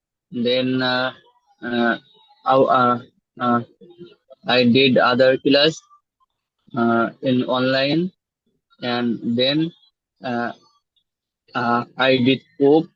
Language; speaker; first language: English; non-native, learner; Bangla